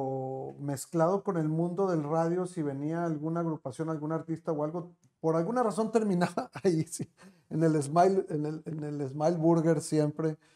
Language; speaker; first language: Spanish; native; Spanish